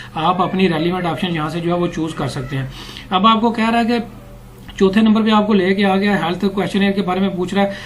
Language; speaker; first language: Urdu; non-native, local second language; Punjabi